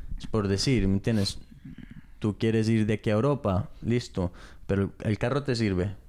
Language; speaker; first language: Spanish; early bilingual, heritage; Spanish